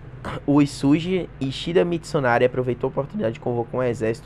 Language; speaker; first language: Portuguese; native; Portuguese